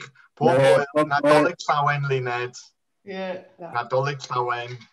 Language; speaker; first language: Welsh; non-native, fluent; English